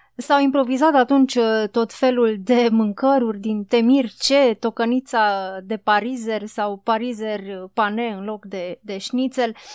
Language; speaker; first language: Romanian; native; Romanian